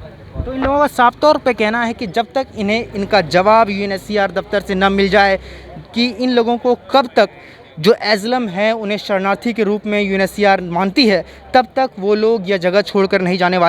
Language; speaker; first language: Hindi; native; Hindi